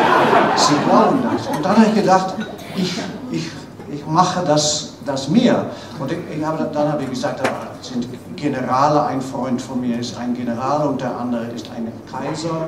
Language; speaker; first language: German; non-native, fluent; Dutch